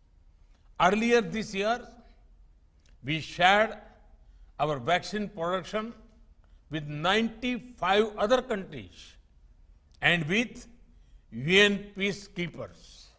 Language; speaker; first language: English; non-native, local second language; Gujarati